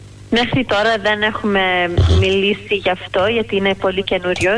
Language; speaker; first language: Greek; early bilingual, heritage; Greek